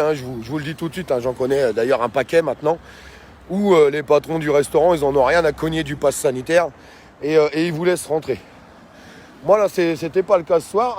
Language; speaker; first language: French; native; French